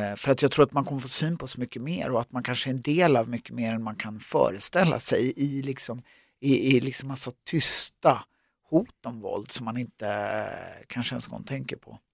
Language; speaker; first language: Swedish; native; Swedish